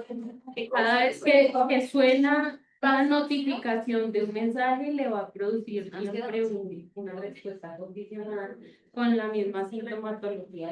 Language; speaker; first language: Spanish; native; Spanish